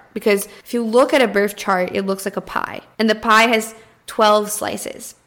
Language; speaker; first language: English; early bilingual, other home language; Portuguese